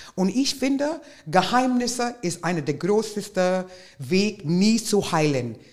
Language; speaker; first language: German; non-native, fluent; English